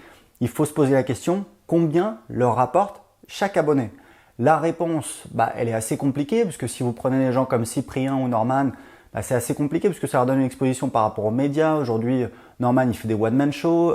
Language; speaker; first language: French; native; French